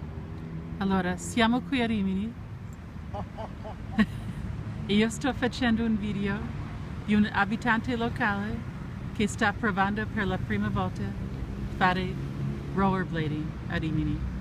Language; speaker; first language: Italian; non-native, learner; English